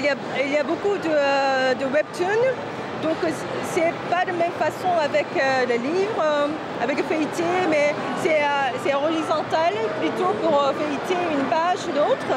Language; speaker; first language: French; non-native, fluent; Korean